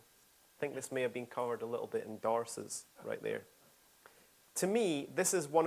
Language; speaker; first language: English; native; English